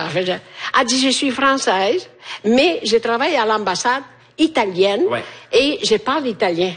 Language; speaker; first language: French; non-native, fluent; Italian